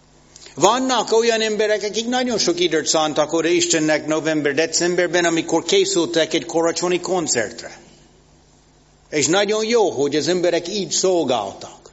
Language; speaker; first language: Hungarian; non-native, fluent; English